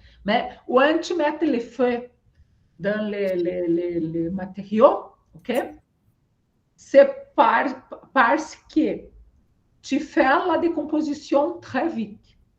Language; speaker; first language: French; non-native, learner; Portuguese